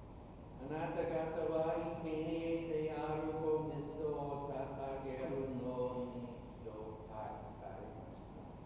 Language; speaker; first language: Japanese; non-native, fluent; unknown